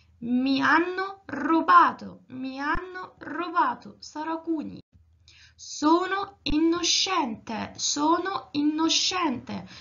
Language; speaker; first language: Italian; non-native, fluent; Arabic